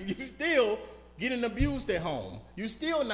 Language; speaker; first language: English; native; English